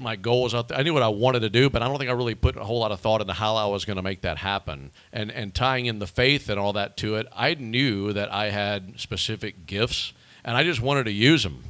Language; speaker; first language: English; native; English